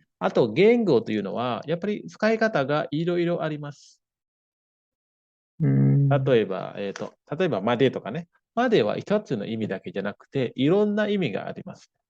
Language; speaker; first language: Japanese; non-native, fluent; Indonesian